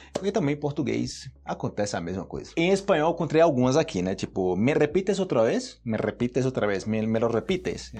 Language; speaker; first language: Portuguese; native; Portuguese